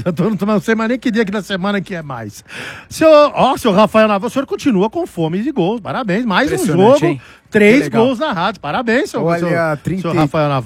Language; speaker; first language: Portuguese; native; Portuguese